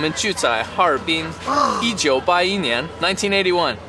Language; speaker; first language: Chinese; non-native, local second language; English